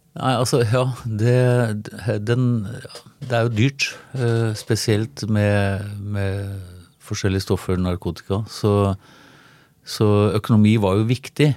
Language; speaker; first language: Norwegian; native; Norwegian